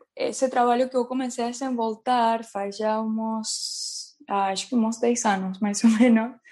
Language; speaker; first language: Portuguese; non-native, learner; Spanish